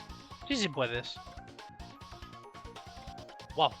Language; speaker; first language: Spanish; native; Spanish